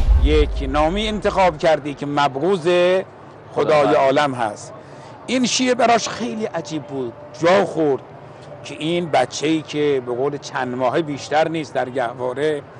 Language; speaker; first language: Persian; native; Persian